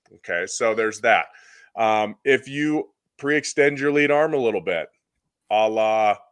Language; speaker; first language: English; native; English